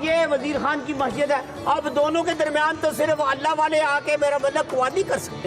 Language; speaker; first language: Hindi; non-native, local second language; Punjabi